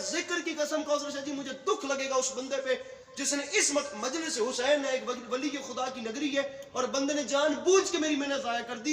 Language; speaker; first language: Urdu; non-native, local second language; Punjabi